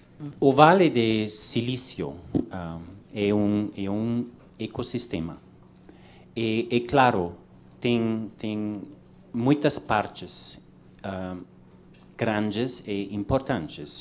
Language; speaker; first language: Portuguese; non-native, learner; English